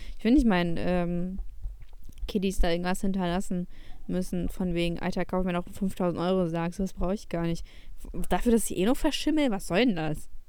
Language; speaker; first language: German; early bilingual, other home language; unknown